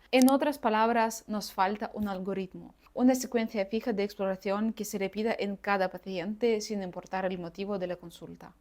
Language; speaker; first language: Spanish; non-native, fluent; Russian